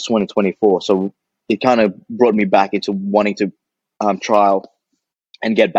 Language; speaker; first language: English; early bilingual, other home language; Indonesian